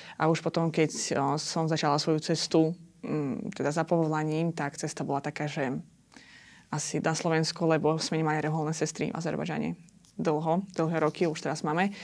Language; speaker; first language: Slovak; non-native, fluent; Azerbaijani